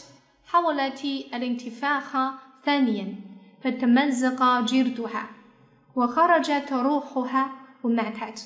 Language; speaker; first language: Arabic; non-native, fluent; Chinese